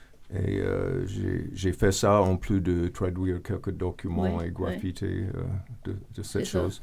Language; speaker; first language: French; non-native, fluent; English